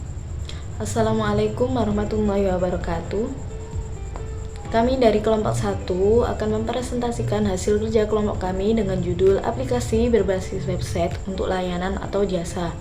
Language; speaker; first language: Indonesian; native; Indonesian